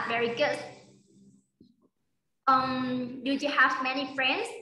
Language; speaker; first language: English; non-native, fluent; Vietnamese